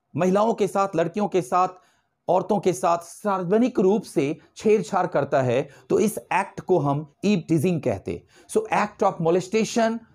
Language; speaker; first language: Hindi; native; Hindi